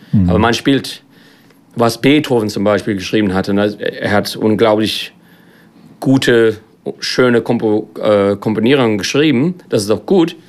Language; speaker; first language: German; non-native, fluent; English